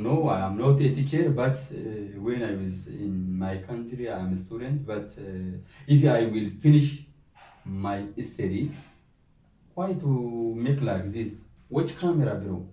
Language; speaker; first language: English; non-native, learner; Oromo